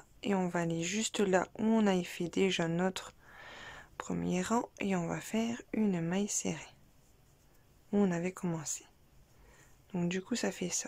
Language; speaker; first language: French; native; French